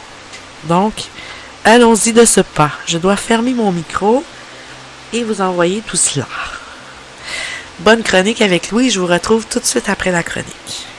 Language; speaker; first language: French; native; French